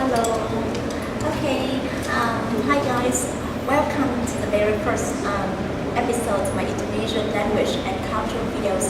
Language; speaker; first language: English; non-native, learner; Vietnamese